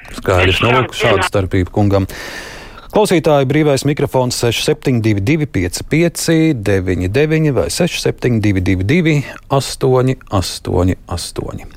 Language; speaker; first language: Latvian; native; Latvian